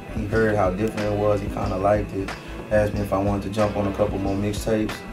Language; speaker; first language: English; native; English